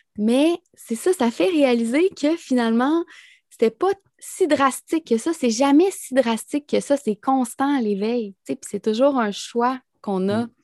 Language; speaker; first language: French; native; French